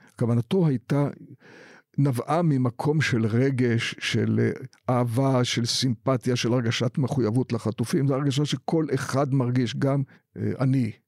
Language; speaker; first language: Hebrew; native; Hebrew